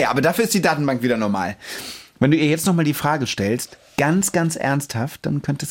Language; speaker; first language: German; native; German